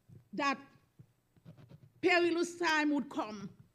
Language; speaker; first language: English; non-native, learner; Haitian Creole